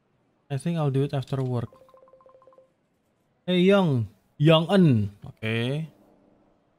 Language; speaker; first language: English; non-native, learner; Indonesian